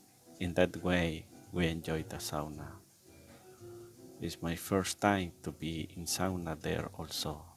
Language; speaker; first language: English; non-native, learner; Spanish